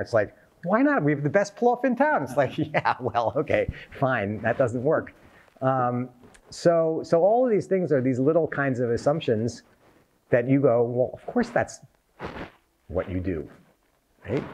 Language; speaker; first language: English; native; English